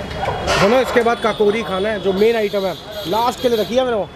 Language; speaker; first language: Hindi; native; Hindi